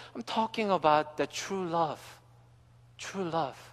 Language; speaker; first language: English; early bilingual, other home language; Korean